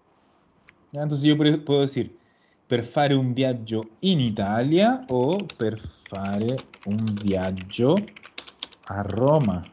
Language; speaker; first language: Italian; non-native, fluent; Spanish